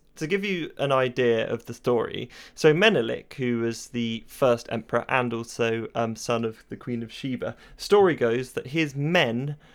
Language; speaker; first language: English; native; English